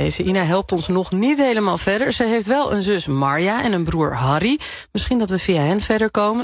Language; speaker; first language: Dutch; native; Dutch